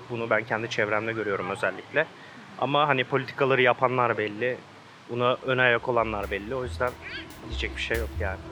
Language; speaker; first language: Turkish; native; Turkish